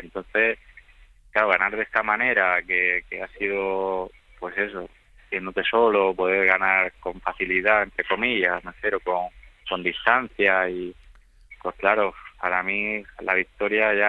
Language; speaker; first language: Spanish; native; Spanish